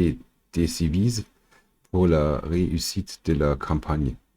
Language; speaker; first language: French; non-native, learner; German